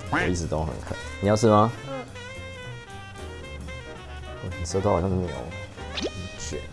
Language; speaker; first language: Chinese; native; Chinese